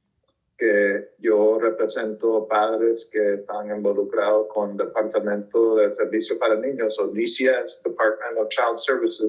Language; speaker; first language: Spanish; early bilingual, heritage; Spanish